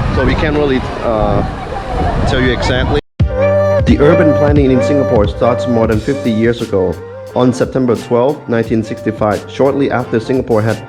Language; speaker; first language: English; non-native, fluent; Thai